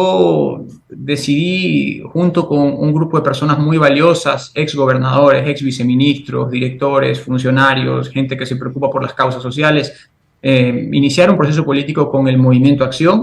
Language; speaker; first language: Spanish; native; Spanish